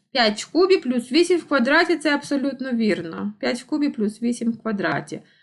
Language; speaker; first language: Ukrainian; non-native, local second language; Russian